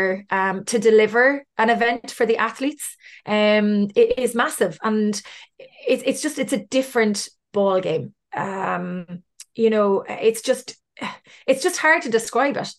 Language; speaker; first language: English; native; English